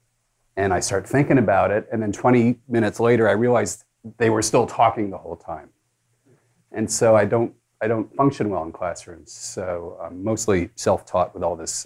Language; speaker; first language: English; native; English